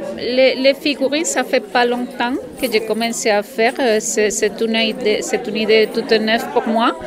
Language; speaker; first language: French; non-native, learner; Spanish